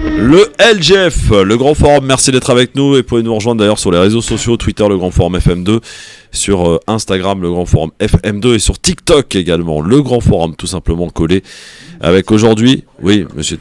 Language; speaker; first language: French; native; French